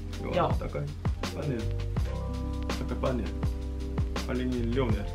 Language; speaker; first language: Chinese; non-native, learner; Korean